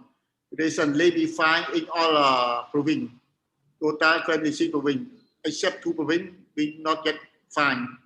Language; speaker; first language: English; non-native, learner; Khmer